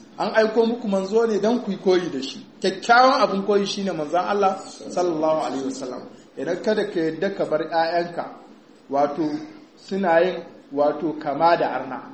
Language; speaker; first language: Hausa; native; Hausa